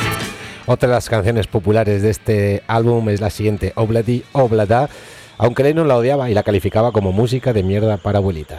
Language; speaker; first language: Spanish; native; Spanish